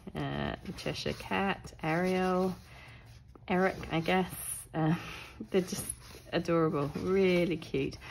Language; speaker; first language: English; native; English